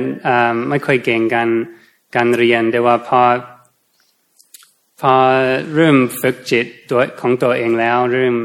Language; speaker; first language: Thai; non-native, fluent; English